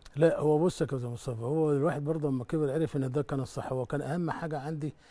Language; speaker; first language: Arabic; native; Arabic